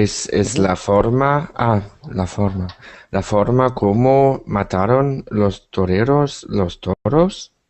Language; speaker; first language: Spanish; non-native, learner; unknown